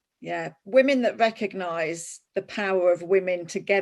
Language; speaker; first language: English; native; English